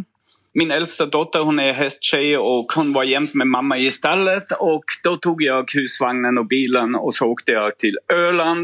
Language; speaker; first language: Swedish; non-native, fluent; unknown